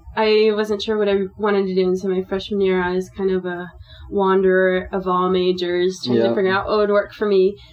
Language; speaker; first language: English; native; English